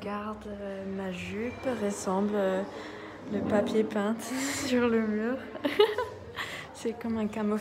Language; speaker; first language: French; non-native, fluent; English